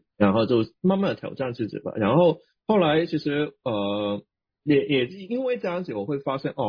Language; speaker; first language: Chinese; non-native, local second language; Cantonese